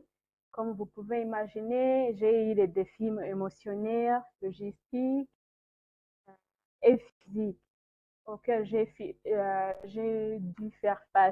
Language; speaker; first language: French; non-native, local second language; Kinyarwanda